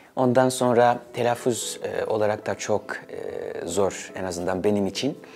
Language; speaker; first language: Turkish; early bilingual, other home language; Swahili